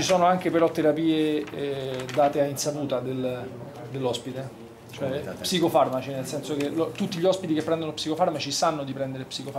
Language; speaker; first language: Italian; native; Italian